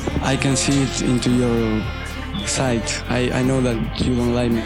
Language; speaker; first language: English; non-native, learner; Spanish